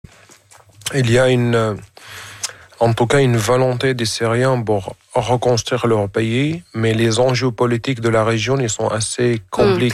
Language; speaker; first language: French; non-native, fluent; Arabic